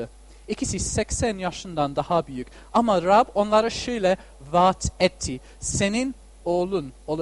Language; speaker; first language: Turkish; non-native, fluent; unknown